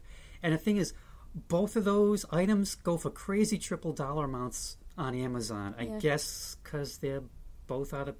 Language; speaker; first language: English; native; English